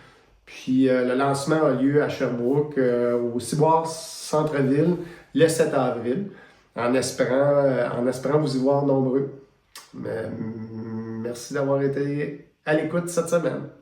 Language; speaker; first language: French; native; French